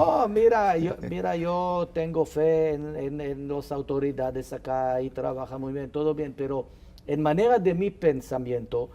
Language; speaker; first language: Spanish; non-native, fluent; Hebrew